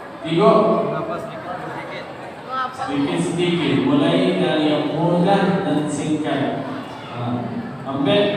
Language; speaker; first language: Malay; non-native, learner; Arabic